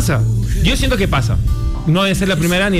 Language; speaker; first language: Spanish; native; Spanish